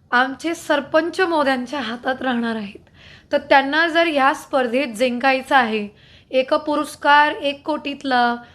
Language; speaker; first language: Marathi; non-native, fluent; Hindi